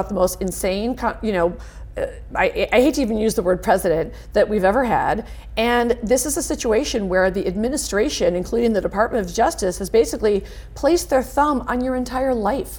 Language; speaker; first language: English; native; English